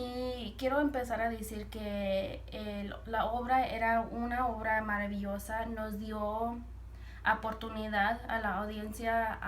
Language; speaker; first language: Spanish; early bilingual, heritage; Spanish